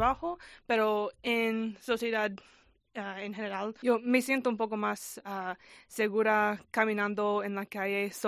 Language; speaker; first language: Spanish; non-native, learner; English